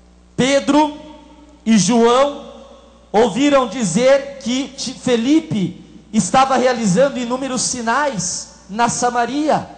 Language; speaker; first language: Portuguese; native; Portuguese